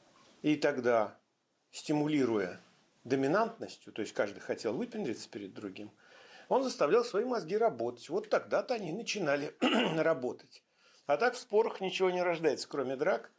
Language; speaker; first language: Russian; native; Russian